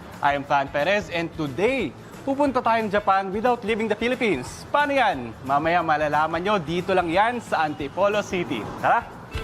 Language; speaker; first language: Filipino; native; Filipino